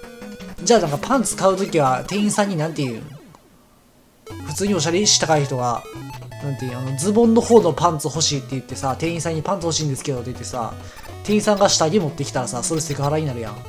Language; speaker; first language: Japanese; native; Japanese